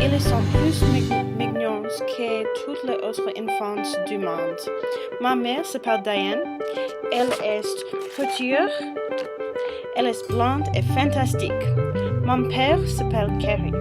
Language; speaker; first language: French; non-native, learner; English